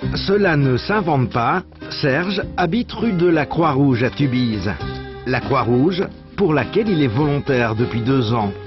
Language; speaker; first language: French; native; French